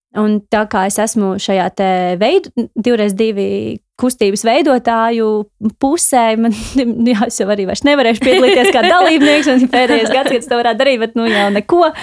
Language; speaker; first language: Latvian; native; Latvian